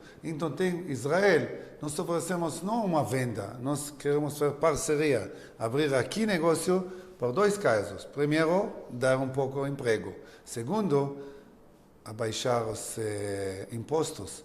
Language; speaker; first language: Portuguese; non-native, learner; Hebrew